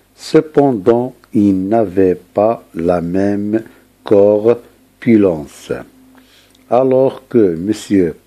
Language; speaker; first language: French; non-native, local second language; Arabic